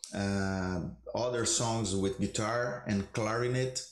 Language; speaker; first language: English; non-native, learner; Portuguese